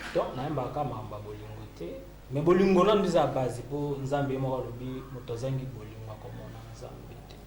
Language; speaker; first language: Lingala; native; Lingala